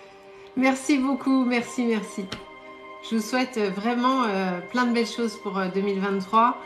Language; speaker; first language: French; native; French